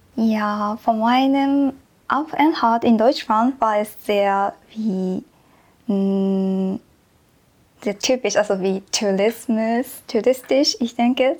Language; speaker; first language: German; non-native, learner; Japanese